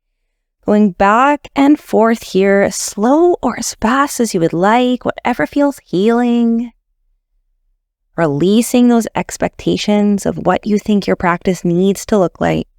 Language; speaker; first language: English; native; English